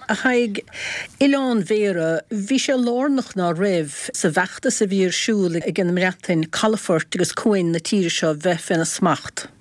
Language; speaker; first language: Irish; native; Irish